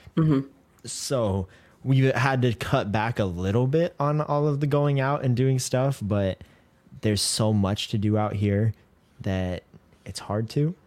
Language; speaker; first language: English; native; English